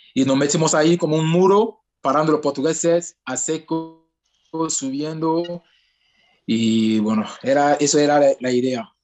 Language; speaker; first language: Spanish; non-native, fluent; French